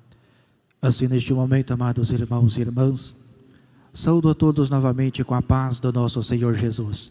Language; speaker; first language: Portuguese; native; Portuguese